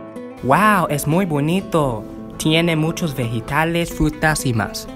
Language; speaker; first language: Spanish; non-native, learner; English